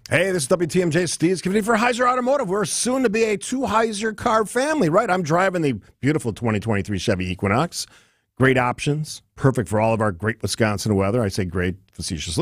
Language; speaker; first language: English; native; English